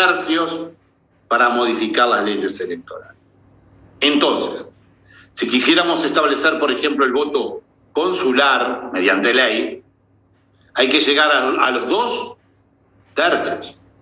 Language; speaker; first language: Spanish; native; Spanish